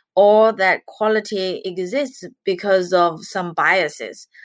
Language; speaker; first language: English; non-native, fluent; Chinese